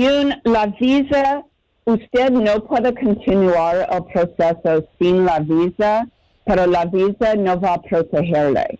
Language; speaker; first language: Spanish; non-native, learner; English